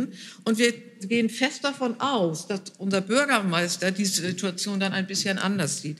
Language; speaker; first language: German; native; German